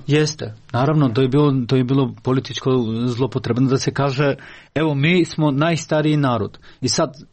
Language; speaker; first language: Croatian; non-native, fluent; Albanian